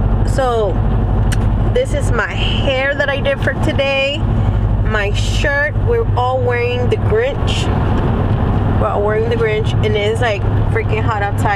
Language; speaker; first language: English; early bilingual, other home language; Spanish